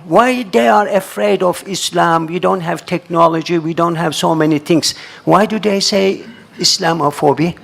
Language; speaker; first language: English; non-native, learner; Turkish